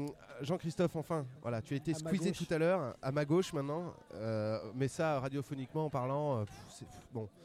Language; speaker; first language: French; native; French